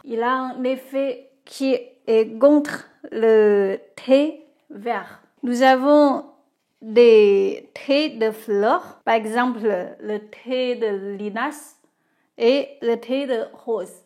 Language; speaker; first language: French; non-native, fluent; Chinese